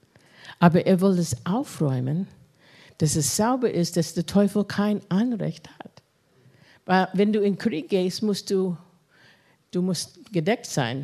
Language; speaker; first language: German; non-native, fluent; English